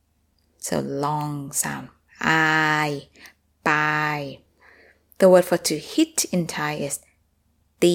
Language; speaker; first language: English; non-native, fluent; Thai